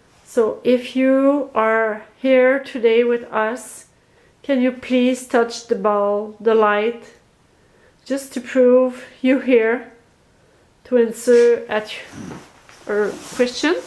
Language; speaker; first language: English; non-native, learner; French